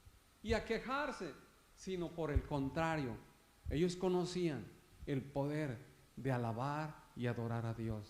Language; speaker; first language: Spanish; native; Spanish